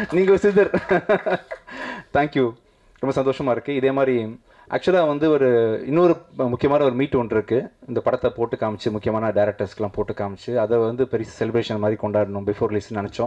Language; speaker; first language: Tamil; native; Tamil